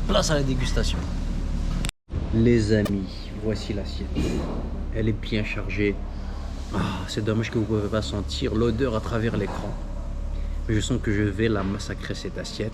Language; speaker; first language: French; native; French